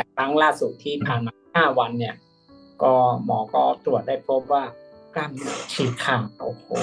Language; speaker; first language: Thai; native; Thai